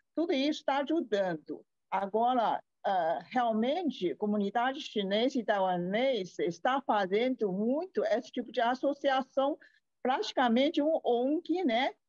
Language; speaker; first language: Portuguese; non-native, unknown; Chinese